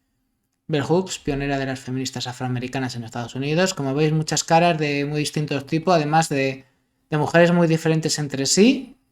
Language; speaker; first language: Spanish; native; Spanish